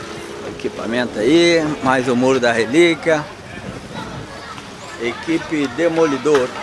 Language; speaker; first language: Portuguese; native; Portuguese